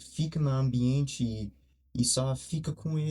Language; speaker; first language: Portuguese; early bilingual, heritage; Portuguese